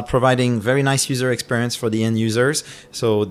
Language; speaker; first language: English; non-native, fluent; French